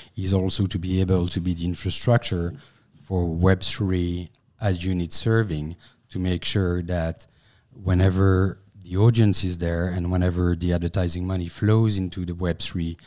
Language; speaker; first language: English; non-native, fluent; French